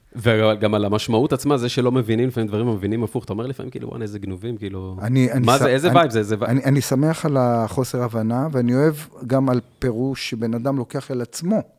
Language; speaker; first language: Hebrew; native; Hebrew